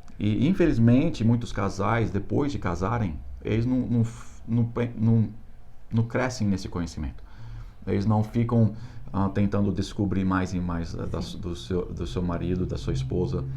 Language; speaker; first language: Portuguese; non-native, fluent; English